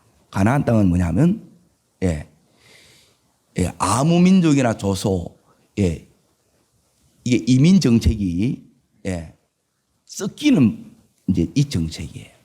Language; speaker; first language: Korean; native; Korean